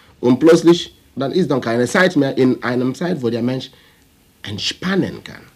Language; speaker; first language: German; non-native, fluent; Igbo